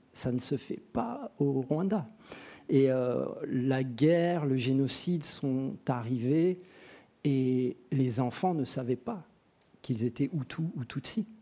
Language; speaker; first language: French; native; French